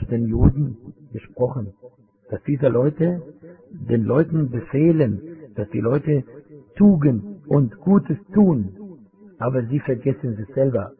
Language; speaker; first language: German; non-native, fluent; Arabic